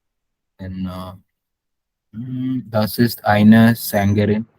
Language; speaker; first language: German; non-native, learner; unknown